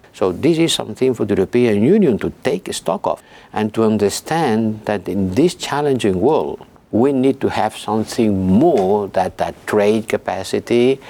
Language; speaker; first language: English; non-native, fluent; Spanish